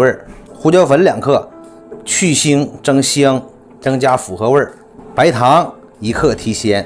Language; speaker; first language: Chinese; native; Chinese